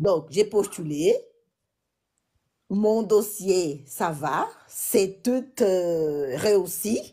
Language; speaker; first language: French; non-native, learner; Portuguese